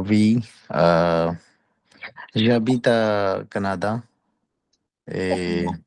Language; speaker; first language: French; non-native, learner; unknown